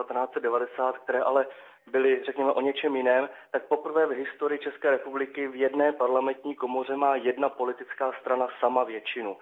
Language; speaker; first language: Czech; native; Czech